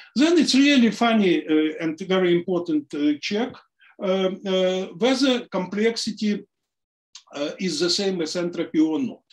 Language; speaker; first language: English; non-native, fluent; Russian